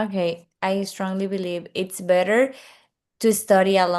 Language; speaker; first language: English; non-native, learner; Spanish